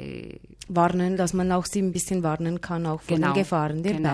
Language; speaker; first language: German; native; German